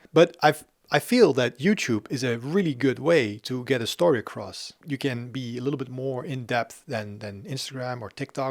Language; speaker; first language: English; non-native, fluent; Dutch